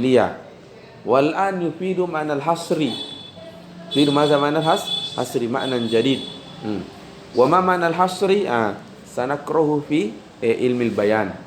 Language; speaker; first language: Arabic; non-native, fluent; Indonesian